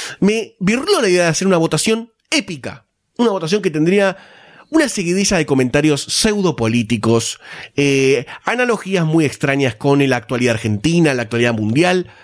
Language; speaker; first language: Spanish; native; Spanish